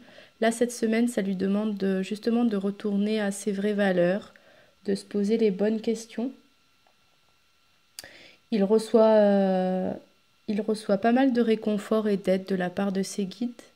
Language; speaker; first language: French; native; French